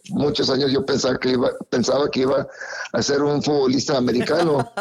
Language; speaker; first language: Spanish; early bilingual, heritage; Spanish